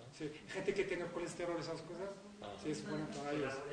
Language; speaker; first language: Spanish; non-native, learner; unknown